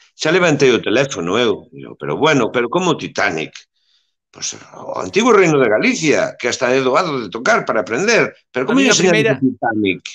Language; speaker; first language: Galician; native; Galician